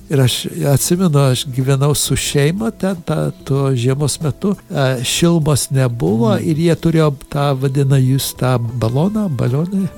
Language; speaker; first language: Lithuanian; early bilingual, heritage; English